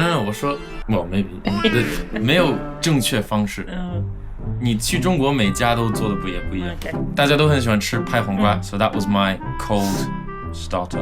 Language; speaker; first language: Chinese; non-native, local second language; English